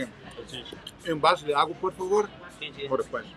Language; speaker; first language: Spanish; non-native, learner; English